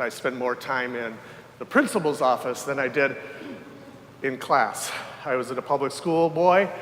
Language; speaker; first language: English; native; English